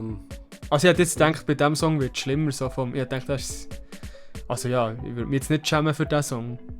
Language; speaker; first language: German; native; German